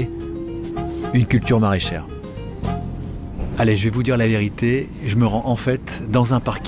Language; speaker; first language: French; native; French